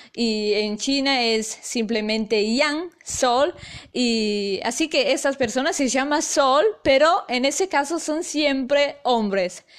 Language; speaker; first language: Spanish; non-native, fluent; Italian